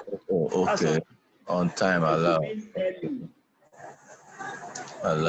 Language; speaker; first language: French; non-native, learner; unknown